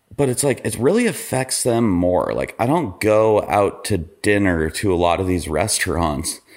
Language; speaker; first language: English; native; English